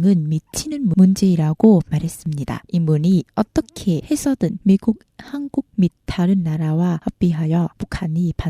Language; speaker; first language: Korean; non-native, fluent; Vietnamese